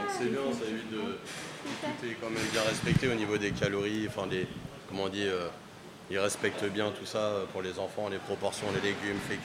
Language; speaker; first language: French; native; French